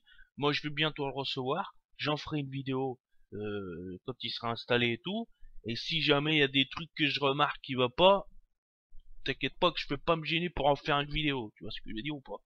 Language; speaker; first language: French; native; French